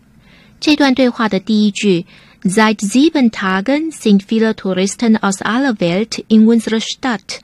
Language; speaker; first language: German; non-native, fluent; Chinese